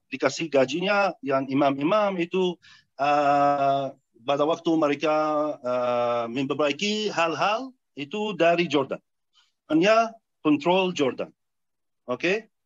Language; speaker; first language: Indonesian; non-native, fluent; Arabic